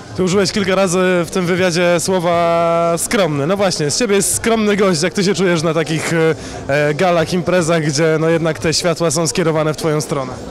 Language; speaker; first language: Polish; native; Polish